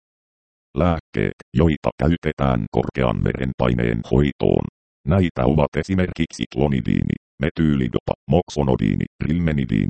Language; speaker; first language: Finnish; native; Finnish